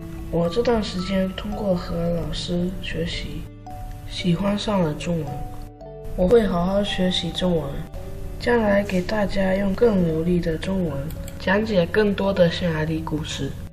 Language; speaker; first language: Chinese; non-native, learner; Hungarian